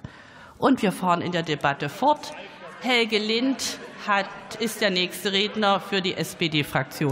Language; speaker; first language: German; native; German